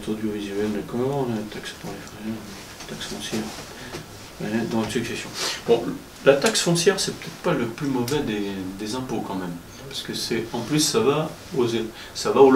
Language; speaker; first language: French; native; French